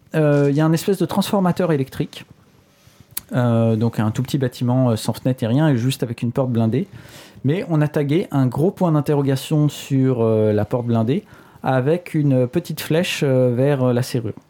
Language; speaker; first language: French; native; French